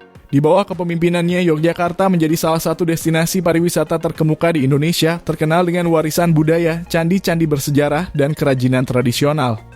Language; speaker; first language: Indonesian; native; Indonesian